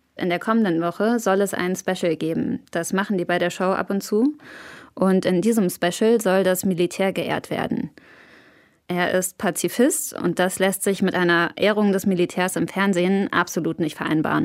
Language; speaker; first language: German; native; German